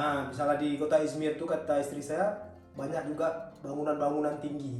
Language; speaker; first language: Indonesian; native; Indonesian